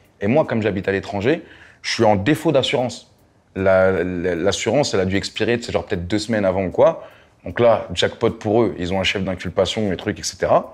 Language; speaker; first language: French; native; French